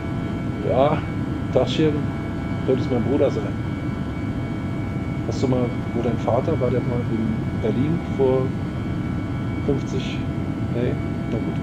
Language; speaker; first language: German; native; German